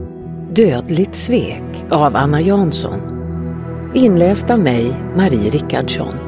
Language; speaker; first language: Swedish; native; Swedish